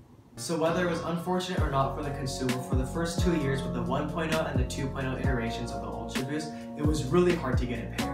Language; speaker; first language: English; native; English